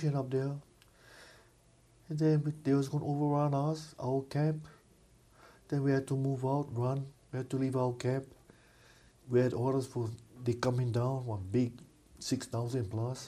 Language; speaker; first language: English; native; English